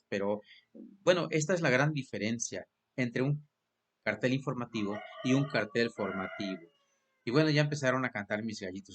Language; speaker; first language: Spanish; native; Spanish